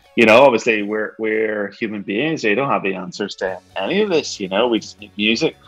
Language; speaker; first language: English; native; English